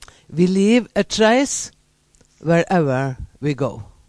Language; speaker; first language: English; non-native, fluent; Norwegian